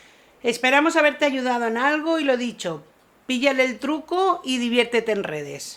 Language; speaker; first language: Spanish; native; Spanish